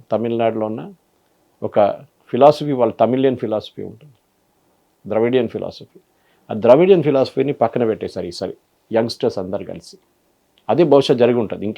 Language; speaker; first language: Telugu; non-native, fluent; Malayalam